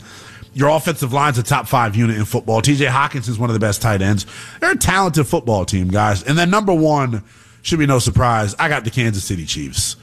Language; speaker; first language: English; native; English